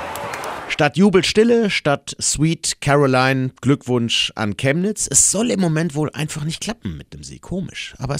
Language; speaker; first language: German; native; German